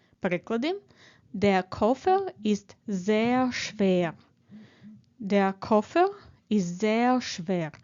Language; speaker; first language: German; non-native, fluent; Ukrainian